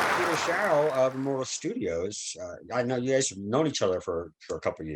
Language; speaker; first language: English; native; English